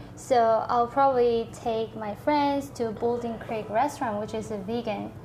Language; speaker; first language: English; non-native, fluent; Korean